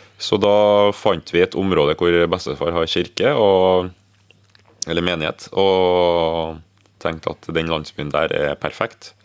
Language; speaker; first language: Norwegian; early bilingual, other home language; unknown